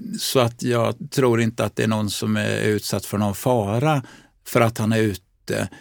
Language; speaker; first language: Swedish; native; Swedish